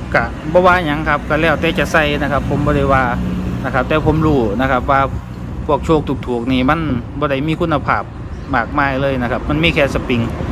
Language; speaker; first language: Thai; native; Thai